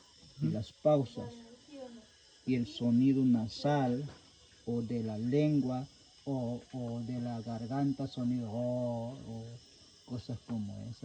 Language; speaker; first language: Spanish; non-native, local second language; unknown